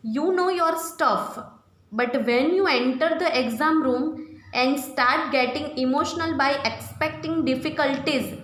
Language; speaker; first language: English; non-native, local second language; Gujarati